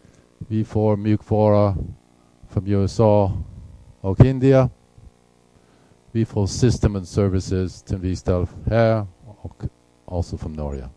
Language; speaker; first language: Swedish; non-native, fluent; English